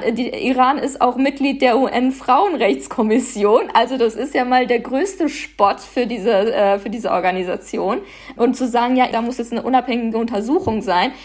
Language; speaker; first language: German; native; German